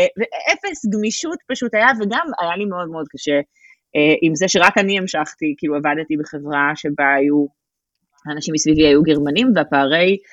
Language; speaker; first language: Hebrew; native; Hebrew